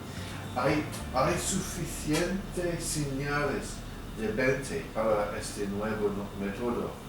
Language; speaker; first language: Spanish; non-native, fluent; English